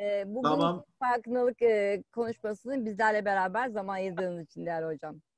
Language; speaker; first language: Turkish; native; Turkish